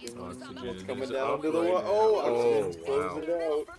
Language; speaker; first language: English; native; English